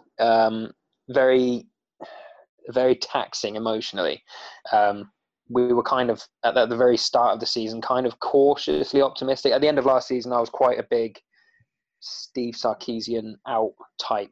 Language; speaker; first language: English; native; English